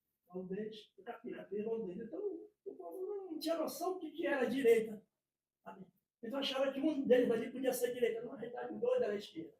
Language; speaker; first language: Portuguese; native; Portuguese